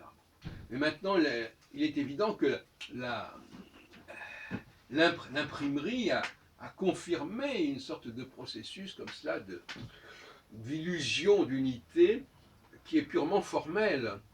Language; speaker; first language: French; native; French